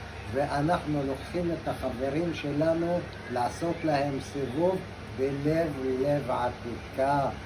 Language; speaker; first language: Hebrew; non-native, local second language; Arabic